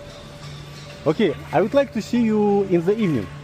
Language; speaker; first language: English; non-native, learner; Russian